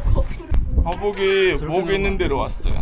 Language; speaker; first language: Korean; non-native, fluent; Mongolian